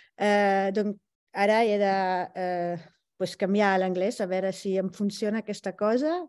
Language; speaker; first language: Catalan; non-native, fluent; Italian